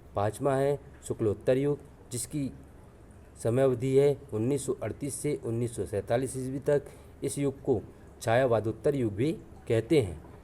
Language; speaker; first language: Hindi; native; Hindi